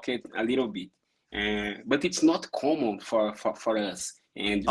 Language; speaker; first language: English; non-native, learner; Portuguese